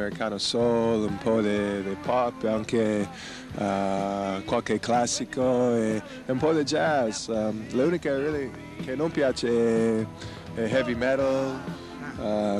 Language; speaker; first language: Italian; non-native, learner; English